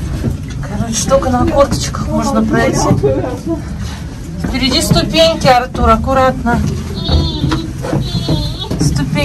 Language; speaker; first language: Russian; native; Russian